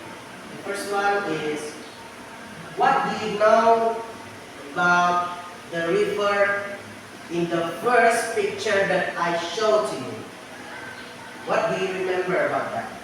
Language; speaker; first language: English; non-native, learner; Indonesian